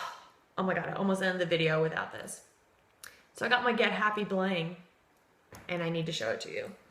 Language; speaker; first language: English; native; English